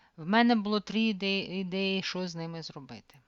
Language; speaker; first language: Ukrainian; native; Ukrainian